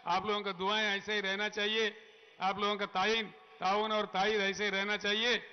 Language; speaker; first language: Hindi; non-native, local second language; Telugu